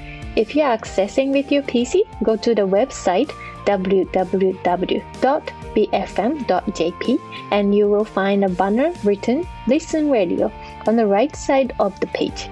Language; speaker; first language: English; non-native, fluent; Japanese